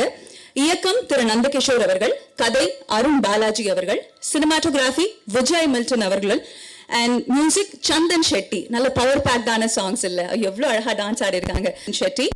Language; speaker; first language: Tamil; native; Tamil